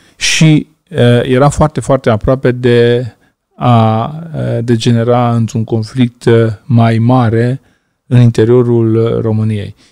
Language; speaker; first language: Romanian; non-native, local second language; Hungarian